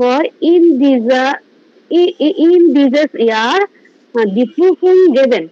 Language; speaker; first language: German; non-native, learner; Bangla